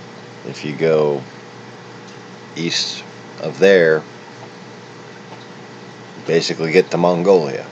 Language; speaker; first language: English; native; English